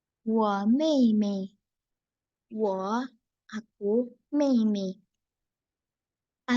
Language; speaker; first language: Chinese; non-native, fluent; Indonesian